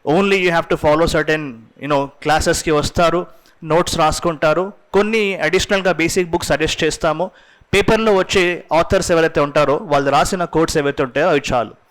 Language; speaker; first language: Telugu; non-native, local second language; Urdu